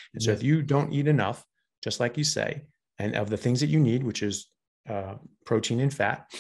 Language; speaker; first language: English; native; English